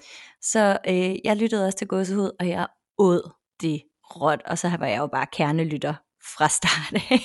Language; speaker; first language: Danish; native; Danish